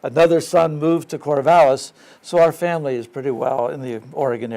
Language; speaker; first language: English; native; English